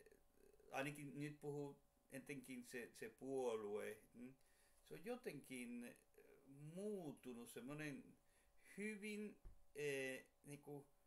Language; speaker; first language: Finnish; non-native, fluent; Spanish